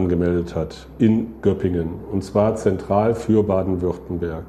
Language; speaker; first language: German; native; German